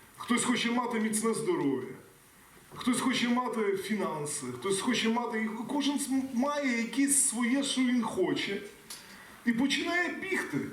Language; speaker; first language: Ukrainian; non-native, local second language; Russian